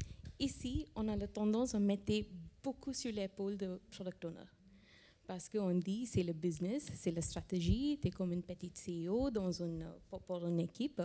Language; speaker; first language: French; non-native, fluent; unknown